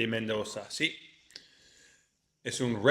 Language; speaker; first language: Spanish; non-native, learner; English